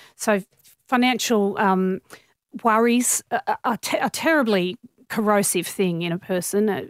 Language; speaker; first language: English; native; English